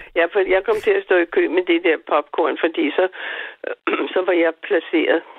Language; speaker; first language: Danish; native; Danish